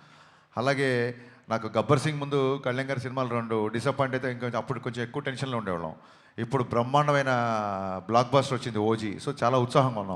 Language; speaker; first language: Telugu; native; Telugu